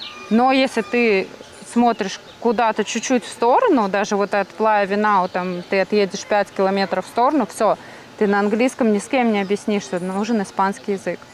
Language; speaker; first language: Russian; native; Russian